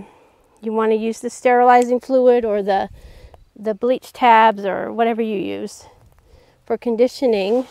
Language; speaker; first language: English; native; English